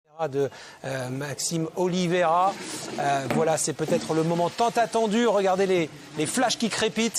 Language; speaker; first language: French; native; French